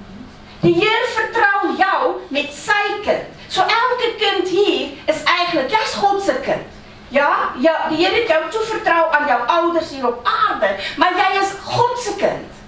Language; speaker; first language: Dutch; non-native, fluent; Afrikaans